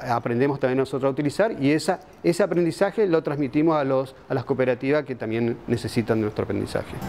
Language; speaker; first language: Spanish; native; Spanish